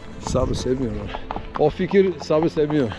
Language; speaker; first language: Turkish; non-native, learner; English